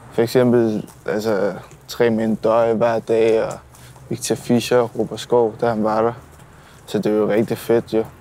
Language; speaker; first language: Danish; early bilingual, other home language; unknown